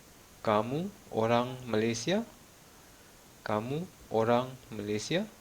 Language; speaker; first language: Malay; non-native, fluent; Malayalam